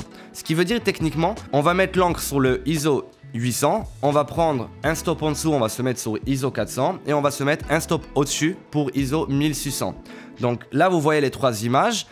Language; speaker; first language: French; native; French